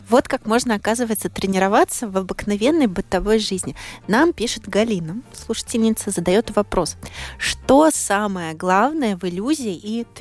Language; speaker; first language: Russian; native; Russian